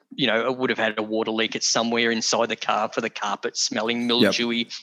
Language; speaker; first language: English; native; English